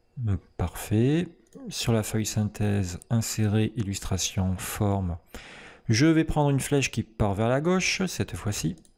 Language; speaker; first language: French; native; French